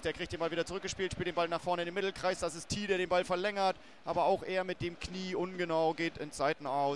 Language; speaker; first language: German; native; German